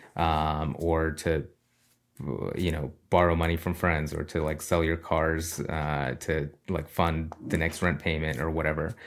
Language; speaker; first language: English; early bilingual, other home language; Russian